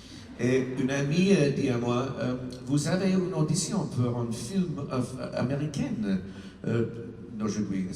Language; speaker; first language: French; non-native, learner; English